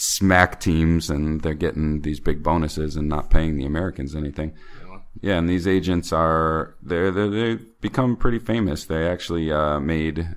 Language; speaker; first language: English; native; English